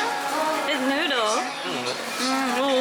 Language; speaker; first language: English; non-native, learner; Japanese